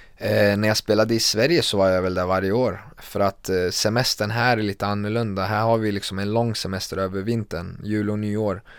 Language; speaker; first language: Swedish; early bilingual, other home language; Kurdish